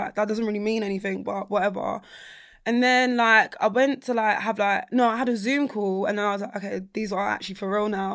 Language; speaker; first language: English; native; English